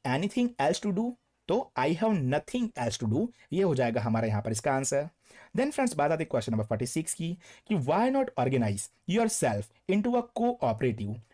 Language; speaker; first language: Hindi; non-native, local second language; Gujarati